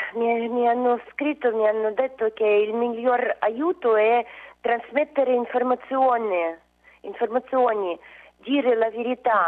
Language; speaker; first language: Italian; non-native, learner; Russian